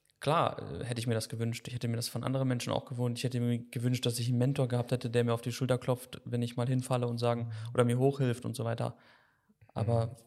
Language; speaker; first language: German; native; German